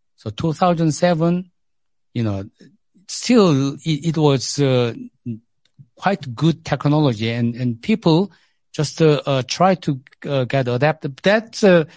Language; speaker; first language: English; non-native, fluent; Korean